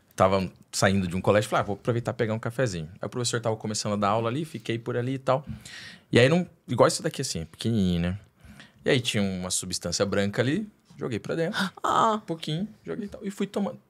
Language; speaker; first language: Portuguese; native; Portuguese